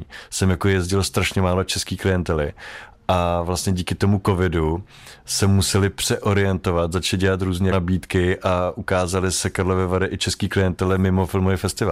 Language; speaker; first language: Czech; native; Czech